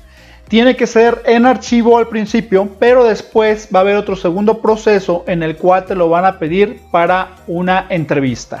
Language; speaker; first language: Spanish; native; Spanish